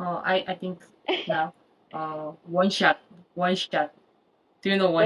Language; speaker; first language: English; non-native, fluent; Korean